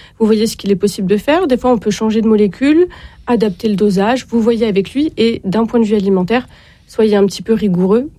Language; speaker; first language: French; native; French